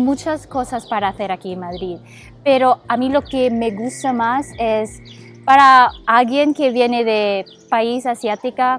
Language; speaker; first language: Spanish; non-native, fluent; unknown